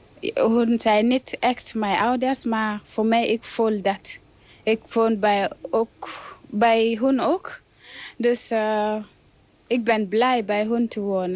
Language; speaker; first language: Dutch; non-native, learner; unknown